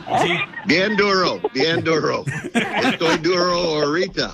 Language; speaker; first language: Spanish; non-native, learner; English